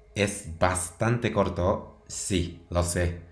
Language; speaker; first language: Spanish; non-native, fluent; Japanese